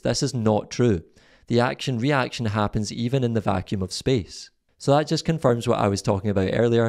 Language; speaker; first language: English; native; English